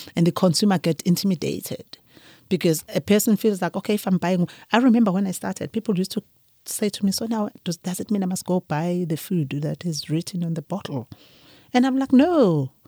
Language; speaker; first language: English; non-native, local second language; Zulu